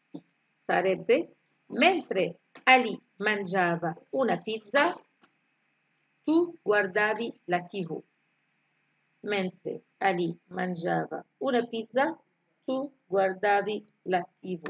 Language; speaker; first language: Italian; non-native, fluent; Arabic